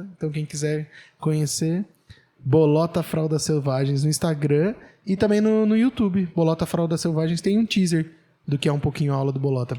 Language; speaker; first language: Portuguese; native; Portuguese